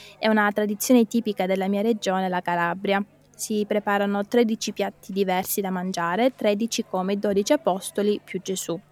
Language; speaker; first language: Italian; native; Italian